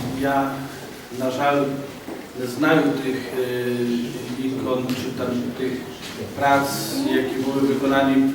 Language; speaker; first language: Polish; non-native, learner; Ukrainian